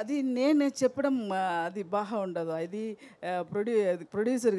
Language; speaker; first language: Telugu; non-native, local second language; Tamil